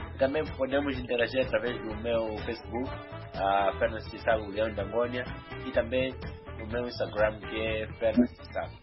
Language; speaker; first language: Portuguese; non-native, local second language; Nyanja